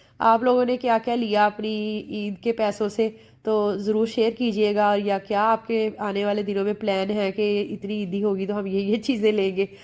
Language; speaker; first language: Urdu; native; Urdu